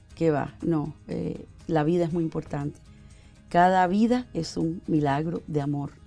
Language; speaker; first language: Spanish; native; Spanish